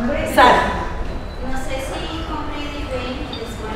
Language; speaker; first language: Spanish; non-native, learner; Portuguese